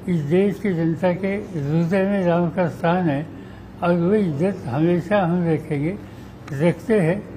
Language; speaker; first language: Hindi; non-native, local second language; Marathi